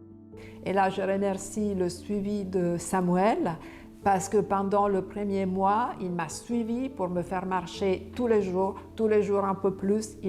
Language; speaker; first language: French; non-native, fluent; Italian